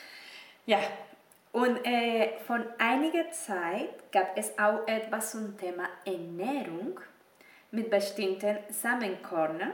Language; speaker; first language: German; non-native, fluent; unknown